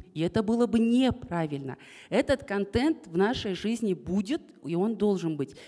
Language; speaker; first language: Russian; non-native, local second language; Kazakh